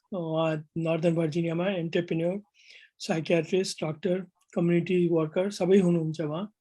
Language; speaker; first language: Nepali; native; Nepali